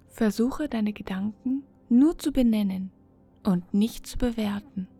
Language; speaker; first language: German; native; German